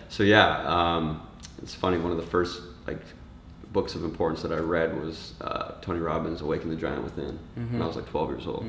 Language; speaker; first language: English; native; English